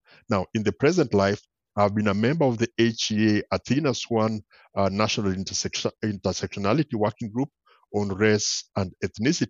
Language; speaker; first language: English; non-native, local second language; Luo (Kenya and Tanzania)